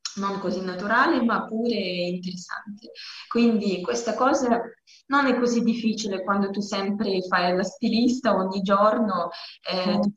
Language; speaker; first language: Italian; non-native, learner; Russian